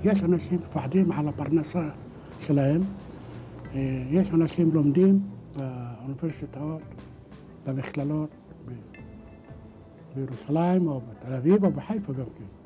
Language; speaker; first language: Hebrew; non-native, local second language; Arabic